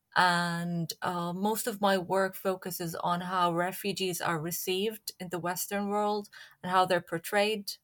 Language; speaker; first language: English; non-native, fluent; Arabic